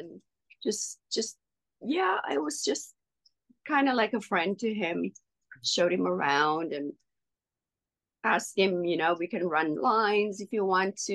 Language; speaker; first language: English; non-native, local second language; Afrikaans